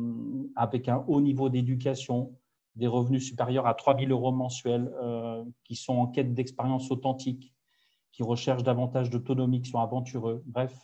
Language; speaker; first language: French; native; French